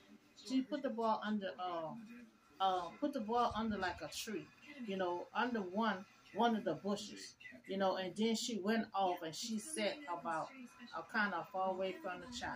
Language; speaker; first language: English; native; English